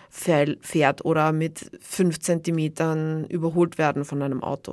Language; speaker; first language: German; native; German